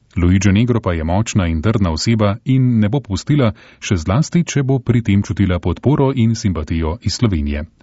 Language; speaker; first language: Slovenian; native; Slovenian